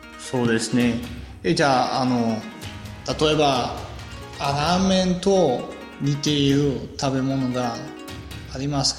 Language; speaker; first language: Japanese; non-native, learner; Bulgarian